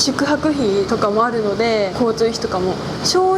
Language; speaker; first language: Japanese; native; Japanese